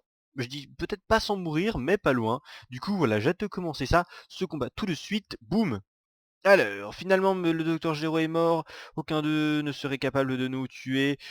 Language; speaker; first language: French; native; French